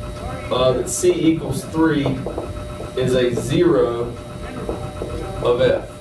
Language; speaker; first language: English; native; English